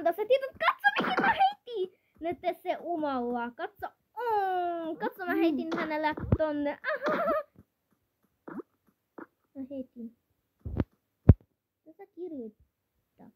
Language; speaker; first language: Finnish; non-native, learner; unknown